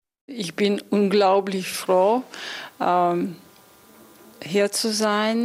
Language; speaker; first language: German; non-native, learner; Belarusian